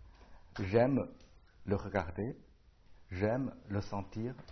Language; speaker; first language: French; non-native, learner; Chinese